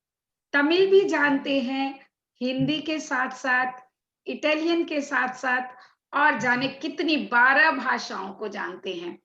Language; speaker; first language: Hindi; native; Hindi